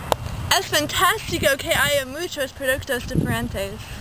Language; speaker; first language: Spanish; non-native, learner; English